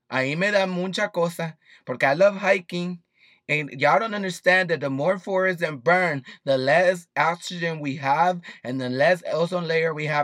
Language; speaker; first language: English; early bilingual, other home language; Spanish